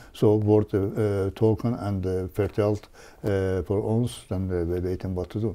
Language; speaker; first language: Dutch; non-native, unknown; Persian